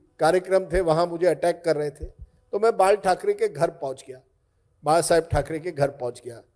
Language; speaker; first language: Hindi; non-native, local second language; Marathi